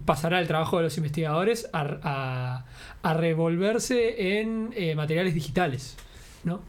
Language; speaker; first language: Spanish; native; Spanish